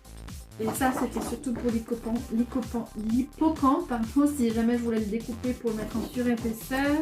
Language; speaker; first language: French; native; French